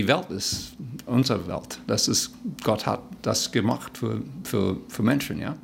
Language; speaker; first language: German; early bilingual, heritage; Plautdietsch